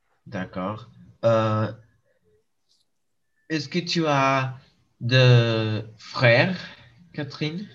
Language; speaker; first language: French; non-native, learner; English